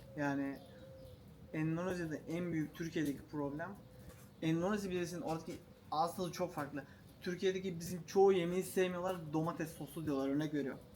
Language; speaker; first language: Turkish; native; Turkish